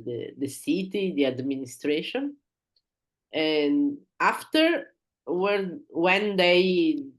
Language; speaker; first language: English; non-native, learner; Italian